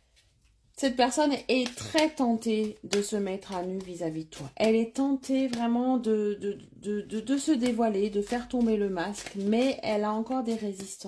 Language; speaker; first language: French; native; French